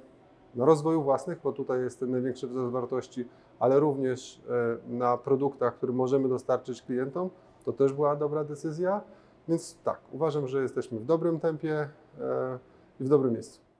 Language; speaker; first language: Polish; native; Polish